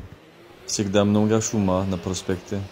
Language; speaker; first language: Russian; non-native, learner; French